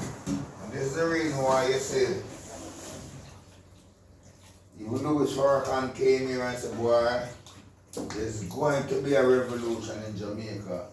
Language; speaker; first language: English; non-native, local second language; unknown